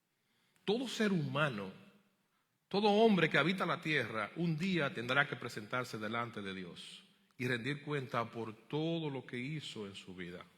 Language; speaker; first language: Spanish; native; Spanish